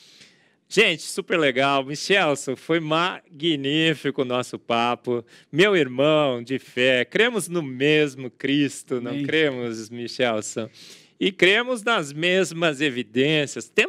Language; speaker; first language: Portuguese; native; Portuguese